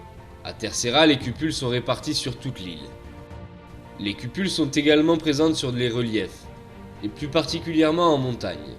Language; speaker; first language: French; native; French